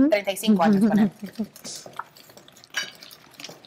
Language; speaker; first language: Spanish; early bilingual, heritage; Spanish